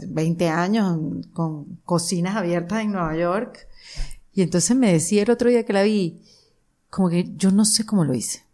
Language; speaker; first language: Spanish; native; Spanish